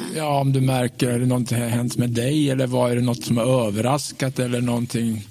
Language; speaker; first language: Swedish; native; Swedish